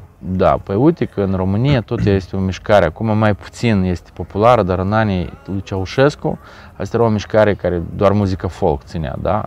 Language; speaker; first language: Romanian; non-native, local second language; Russian